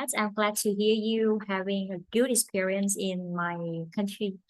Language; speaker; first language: English; non-native, fluent; Vietnamese